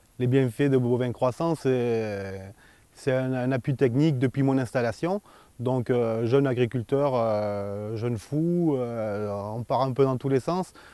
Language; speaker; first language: French; native; French